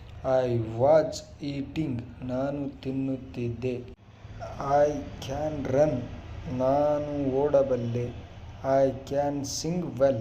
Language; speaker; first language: Kannada; native; Kannada